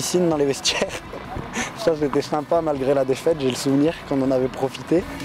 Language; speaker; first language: French; native; French